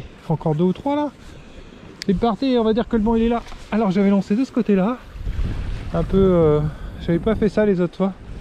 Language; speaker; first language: French; native; French